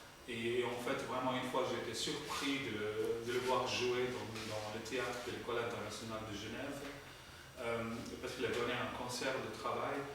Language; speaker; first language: French; non-native, fluent; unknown